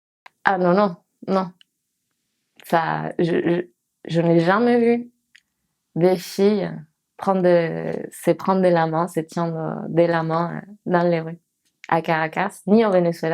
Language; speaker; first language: French; non-native, fluent; Spanish